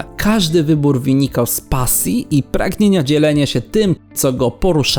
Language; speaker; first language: Polish; early bilingual, heritage; Polish